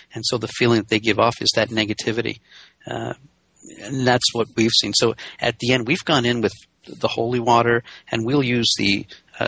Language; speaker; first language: English; native; English